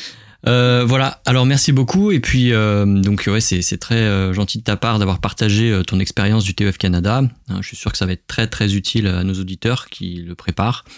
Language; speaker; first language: French; native; French